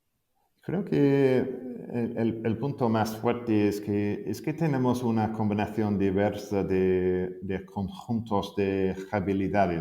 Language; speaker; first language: Spanish; non-native, fluent; English